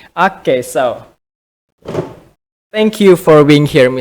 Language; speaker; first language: English; non-native, fluent; Indonesian